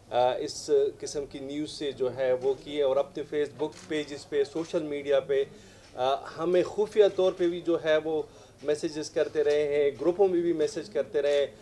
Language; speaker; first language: Urdu; non-native, local second language; Pashto